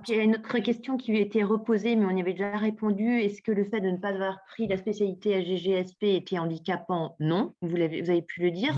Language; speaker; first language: French; native; French